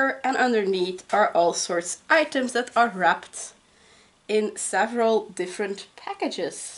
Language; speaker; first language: English; non-native, fluent; Dutch